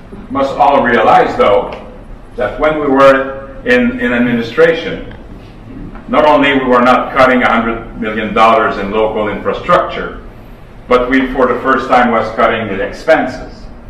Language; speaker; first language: English; non-native, fluent; French